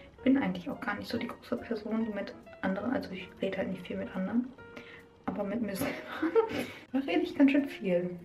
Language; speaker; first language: German; native; German